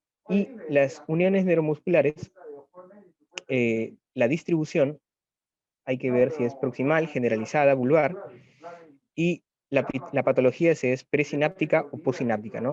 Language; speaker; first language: Spanish; native; Spanish